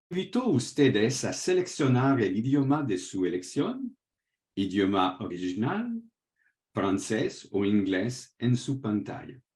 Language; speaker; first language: Spanish; non-native, fluent; French